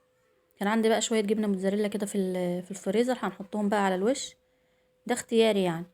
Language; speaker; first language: Arabic; native; Arabic